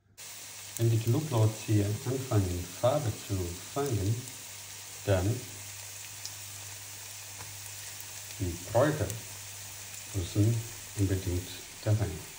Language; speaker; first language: German; non-native, fluent; Portuguese